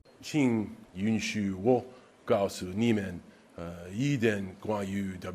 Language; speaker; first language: Chinese; non-native, learner; English